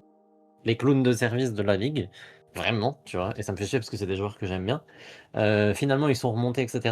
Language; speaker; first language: French; native; French